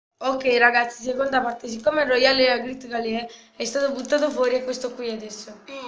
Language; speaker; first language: Italian; native; Italian